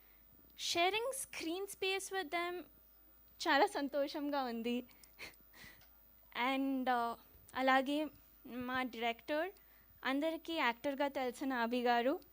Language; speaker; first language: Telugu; non-native, learner; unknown